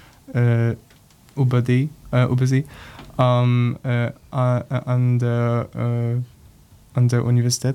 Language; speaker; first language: German; non-native, learner; Polish